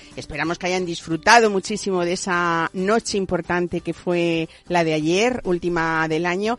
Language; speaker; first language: Spanish; native; Spanish